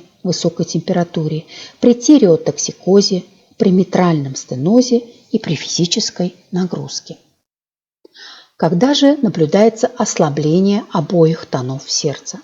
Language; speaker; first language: Russian; native; Russian